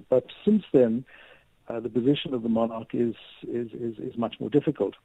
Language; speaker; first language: English; native; English